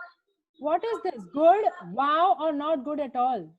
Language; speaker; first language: English; non-native, local second language; Hindi